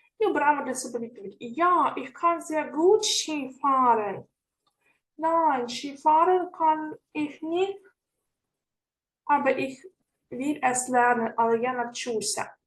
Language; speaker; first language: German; non-native, fluent; Ukrainian